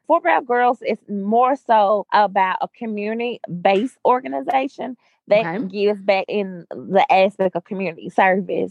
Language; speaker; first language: English; native; English